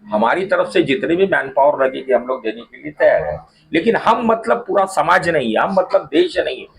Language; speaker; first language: Hindi; non-native, local second language; Marathi